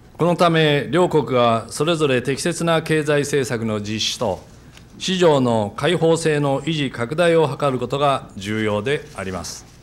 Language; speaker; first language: Japanese; native; Japanese